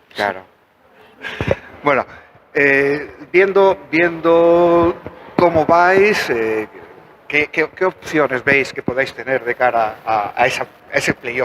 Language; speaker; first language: Spanish; native; Spanish